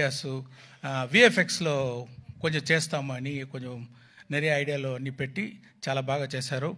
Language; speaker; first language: Telugu; non-native, local second language; Tamil